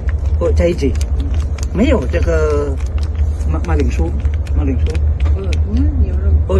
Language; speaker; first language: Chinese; non-native, learner; Indonesian